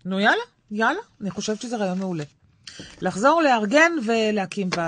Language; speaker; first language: Hebrew; native; Hebrew